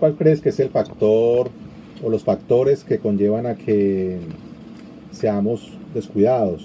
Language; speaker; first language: Spanish; native; Spanish